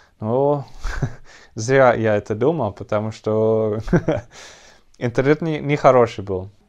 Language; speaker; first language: Russian; non-native, learner; Dutch